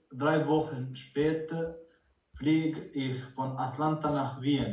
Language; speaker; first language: German; non-native, learner; Croatian